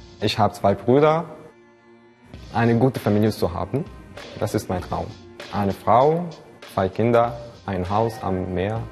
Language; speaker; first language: German; non-native, fluent; Arabic